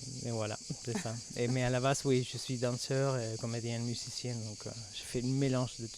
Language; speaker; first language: French; non-native, fluent; Spanish